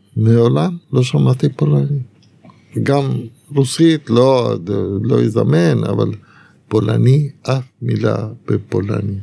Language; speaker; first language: Hebrew; non-native, fluent; Spanish